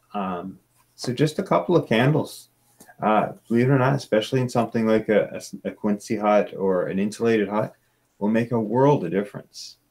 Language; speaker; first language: English; native; English